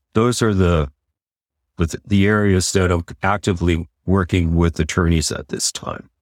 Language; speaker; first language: English; native; English